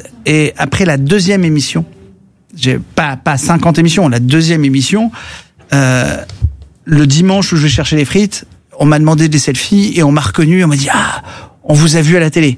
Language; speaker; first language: French; native; French